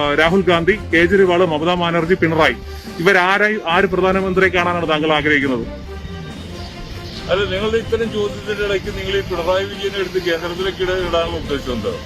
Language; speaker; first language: Malayalam; native; Malayalam